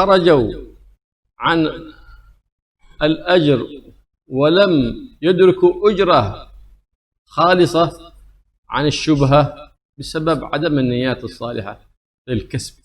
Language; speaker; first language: Arabic; native; Arabic